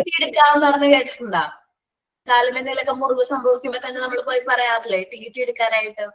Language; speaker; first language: Malayalam; native; Malayalam